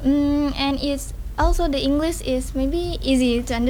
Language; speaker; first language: English; non-native, learner; Indonesian